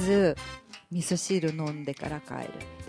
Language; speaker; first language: Japanese; non-native, fluent; Russian